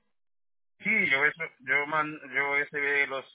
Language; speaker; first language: Spanish; non-native, learner; Haitian Creole